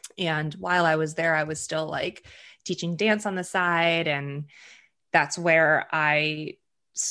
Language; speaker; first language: English; early bilingual, other home language; Russian